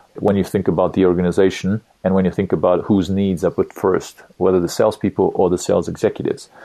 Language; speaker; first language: English; non-native, fluent; Estonian